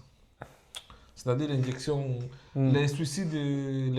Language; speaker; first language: French; non-native, fluent; Spanish